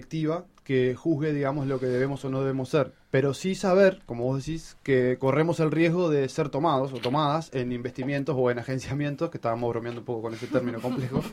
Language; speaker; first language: Spanish; native; Spanish